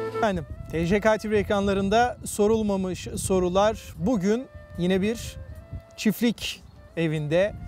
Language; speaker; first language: Turkish; native; Turkish